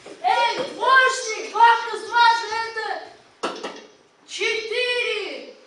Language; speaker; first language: Russian; non-native, local second language; Kazakh